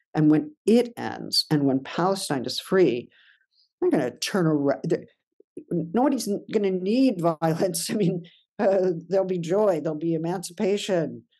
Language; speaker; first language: English; native; English